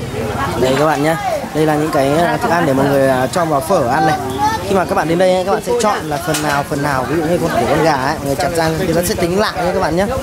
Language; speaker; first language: Vietnamese; native; Vietnamese